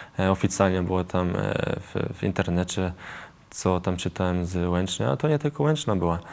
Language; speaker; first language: Polish; early bilingual, heritage; Polish